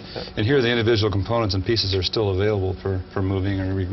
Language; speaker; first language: English; native; English